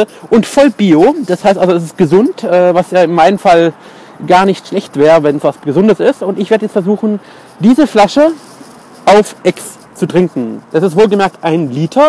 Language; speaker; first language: German; native; German